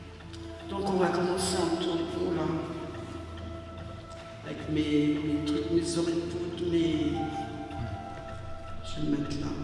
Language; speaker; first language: French; native; French